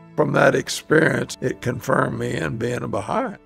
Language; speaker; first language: English; native; English